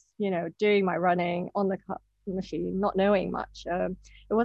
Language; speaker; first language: English; non-native, local second language; Japanese